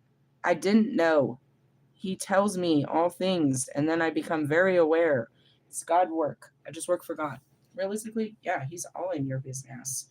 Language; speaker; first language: English; native; English